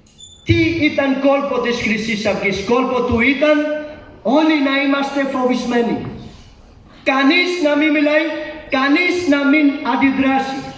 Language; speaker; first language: Greek; non-native, learner; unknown